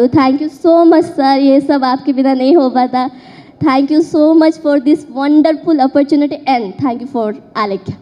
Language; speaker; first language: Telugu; early bilingual, heritage; Telugu